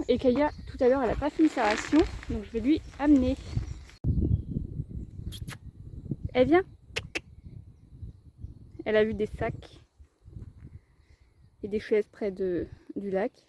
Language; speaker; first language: French; native; French